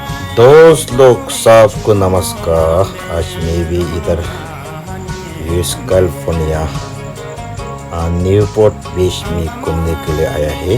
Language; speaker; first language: Hindi; non-native, learner; Tibetan